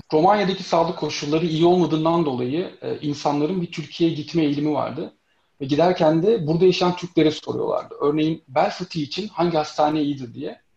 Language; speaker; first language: Turkish; native; Turkish